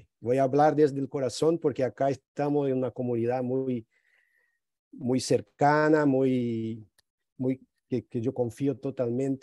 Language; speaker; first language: Spanish; non-native, fluent; Portuguese